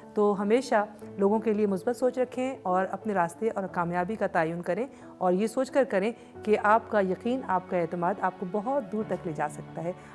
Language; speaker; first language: Urdu; native; Urdu